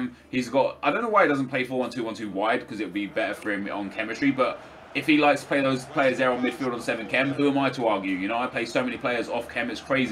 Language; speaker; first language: English; native; English